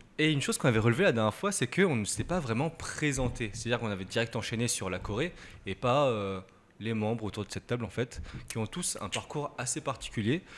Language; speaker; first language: French; native; French